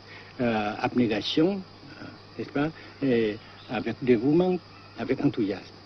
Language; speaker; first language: French; non-native, local second language; Vietnamese